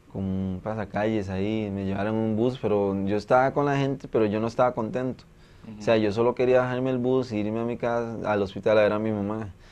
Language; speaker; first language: Spanish; native; Spanish